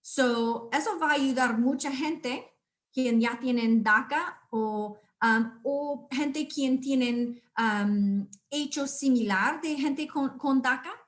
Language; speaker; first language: Spanish; non-native, fluent; English